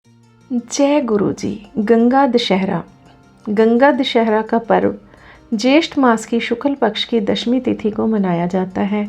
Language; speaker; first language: Hindi; native; Hindi